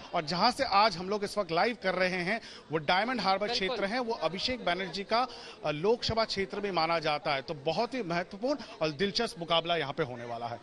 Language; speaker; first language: Hindi; non-native, local second language; Bangla